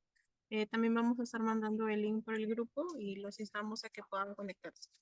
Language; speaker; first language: Spanish; native; Spanish